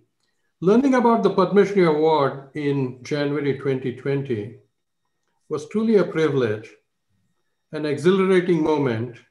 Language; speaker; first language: English; non-native, local second language; Marathi